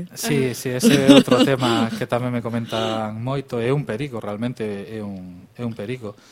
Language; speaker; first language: Galician; native; Galician